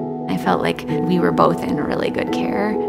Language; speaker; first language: English; native; English